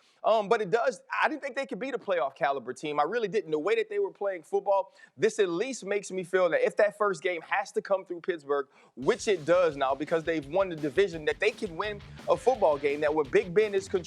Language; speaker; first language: English; native; English